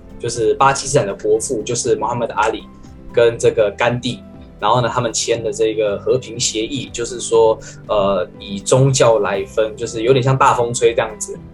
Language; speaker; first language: Chinese; native; Chinese